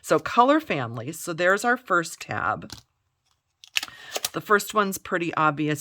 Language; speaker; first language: English; native; English